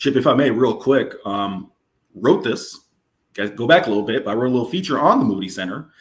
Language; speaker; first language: English; native; English